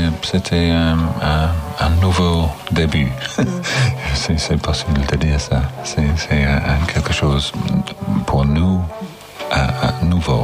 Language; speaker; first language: French; non-native, learner; English